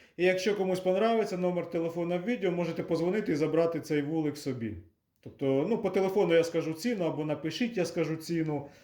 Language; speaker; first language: Ukrainian; native; Ukrainian